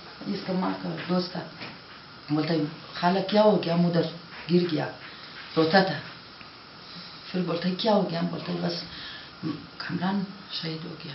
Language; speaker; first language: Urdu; non-native, local second language; Hazaragi